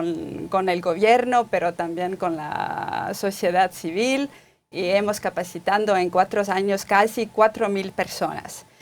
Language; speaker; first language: Spanish; non-native, fluent; Estonian